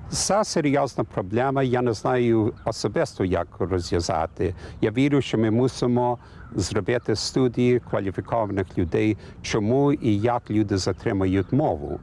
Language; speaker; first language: Ukrainian; early bilingual, heritage; English